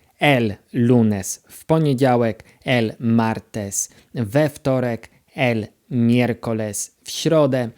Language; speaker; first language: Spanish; non-native, fluent; Polish